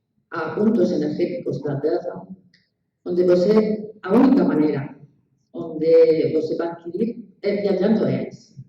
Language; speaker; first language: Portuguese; non-native, learner; Spanish